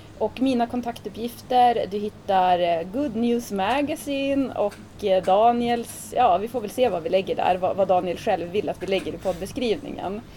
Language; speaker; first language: Swedish; native; Swedish